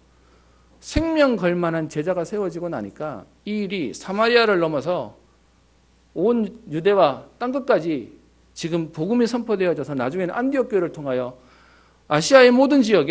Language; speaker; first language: Korean; native; Korean